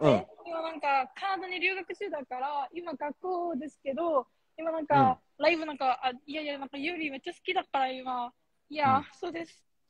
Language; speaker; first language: Japanese; non-native, learner; Korean